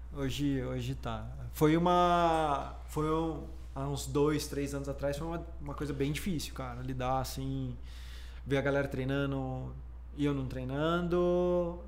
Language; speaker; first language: Portuguese; native; Portuguese